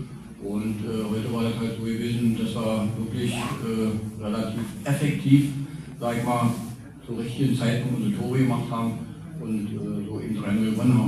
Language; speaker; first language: German; native; German